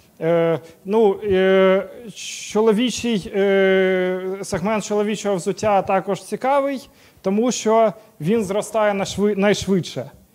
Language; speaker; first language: Ukrainian; non-native, local second language; Russian